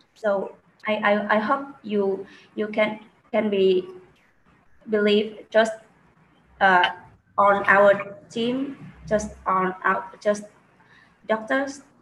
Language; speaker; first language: English; non-native, learner; Vietnamese